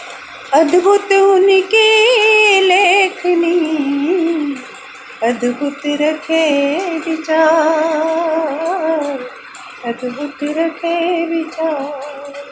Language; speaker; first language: Hindi; native; Hindi